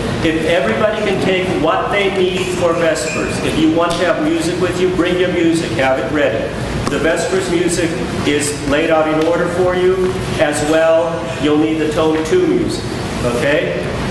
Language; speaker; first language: English; native; English